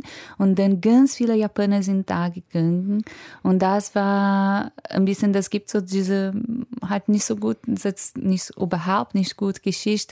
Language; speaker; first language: German; non-native, fluent; Portuguese